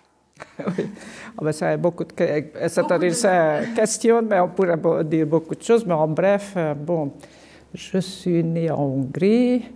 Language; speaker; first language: French; non-native, fluent; Hungarian